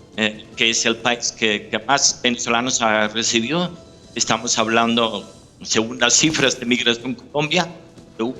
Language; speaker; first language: Spanish; non-native, fluent; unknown